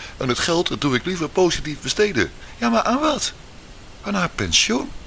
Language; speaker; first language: Dutch; native; Dutch